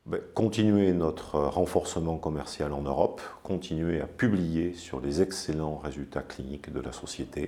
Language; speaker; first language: French; native; French